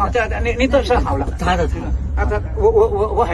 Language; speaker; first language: Chinese; non-native, learner; Indonesian